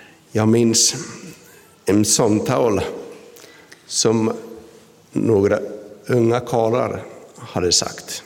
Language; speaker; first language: Swedish; non-native, local second language; Finnish